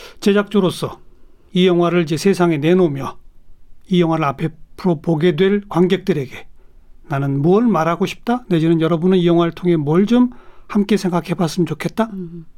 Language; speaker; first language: Korean; native; Korean